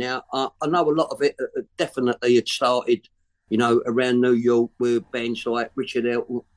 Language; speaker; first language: English; native; English